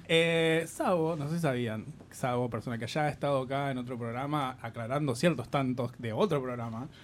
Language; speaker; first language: Spanish; native; Spanish